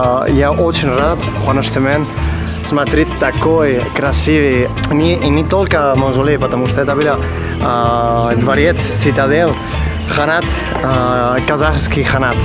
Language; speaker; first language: Russian; non-native, learner; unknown